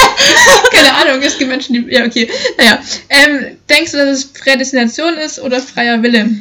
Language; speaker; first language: German; native; German